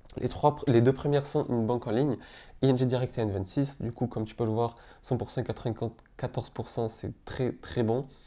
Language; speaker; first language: French; native; French